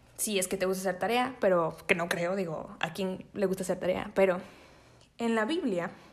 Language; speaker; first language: Spanish; native; Spanish